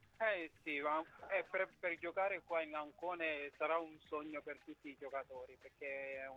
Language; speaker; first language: Italian; non-native, fluent; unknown